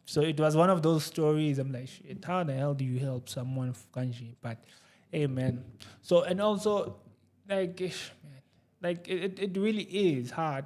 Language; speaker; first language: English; non-native, local second language; Zulu